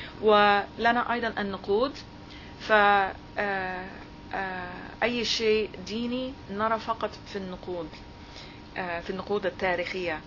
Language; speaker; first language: Arabic; non-native, fluent; English